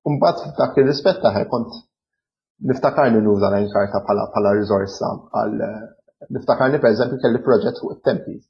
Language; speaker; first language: Maltese; early bilingual, other home language; English